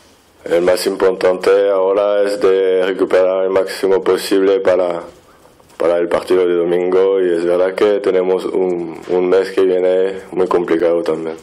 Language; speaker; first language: Spanish; non-native, fluent; French